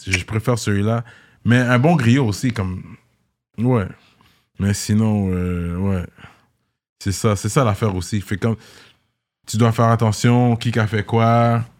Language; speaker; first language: French; native; French